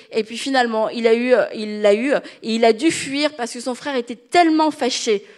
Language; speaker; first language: French; native; French